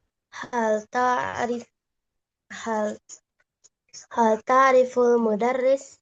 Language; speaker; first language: Arabic; non-native, learner; Indonesian